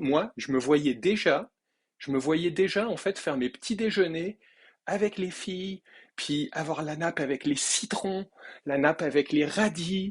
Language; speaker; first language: French; native; French